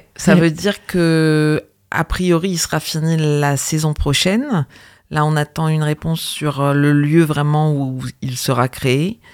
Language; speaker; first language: French; native; French